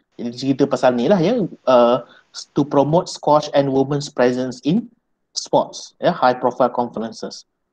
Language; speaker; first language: English; non-native, local second language; Malay